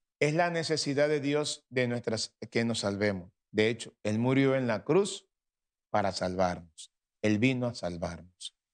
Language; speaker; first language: Spanish; native; Spanish